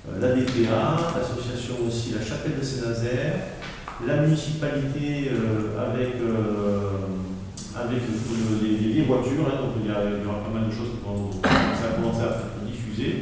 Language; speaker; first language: French; native; French